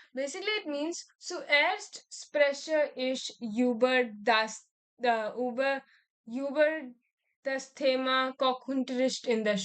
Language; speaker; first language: German; non-native, learner; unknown